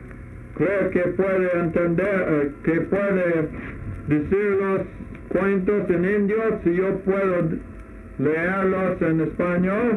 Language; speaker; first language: Spanish; non-native, learner; English